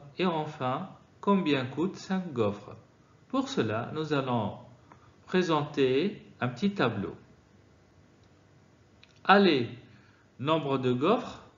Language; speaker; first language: French; non-native, fluent; Arabic